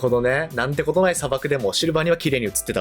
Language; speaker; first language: Japanese; native; Japanese